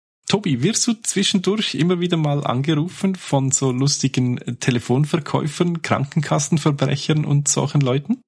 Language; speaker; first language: German; native; German